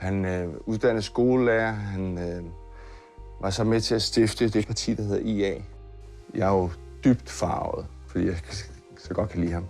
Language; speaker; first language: Danish; native; Danish